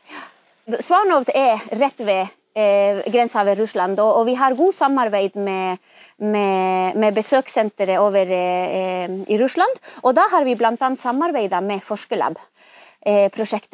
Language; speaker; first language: Norwegian; non-native, fluent; Spanish